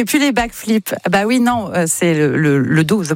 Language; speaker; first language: French; native; French